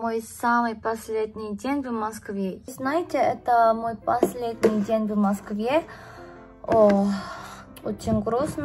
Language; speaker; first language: Russian; non-native, learner; Korean